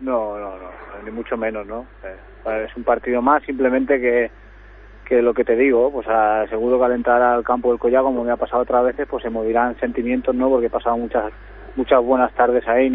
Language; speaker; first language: Spanish; native; Spanish